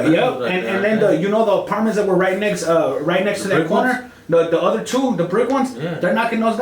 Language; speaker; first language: English; native; English